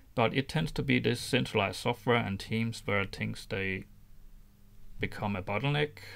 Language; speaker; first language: English; non-native, fluent; Danish